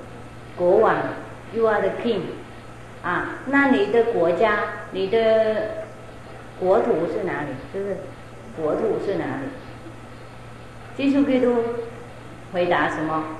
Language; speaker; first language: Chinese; non-native, fluent; Vietnamese